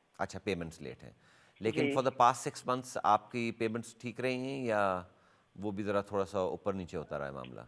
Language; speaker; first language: Urdu; early bilingual, heritage; Urdu